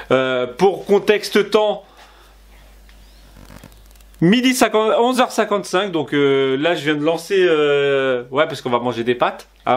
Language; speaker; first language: French; native; French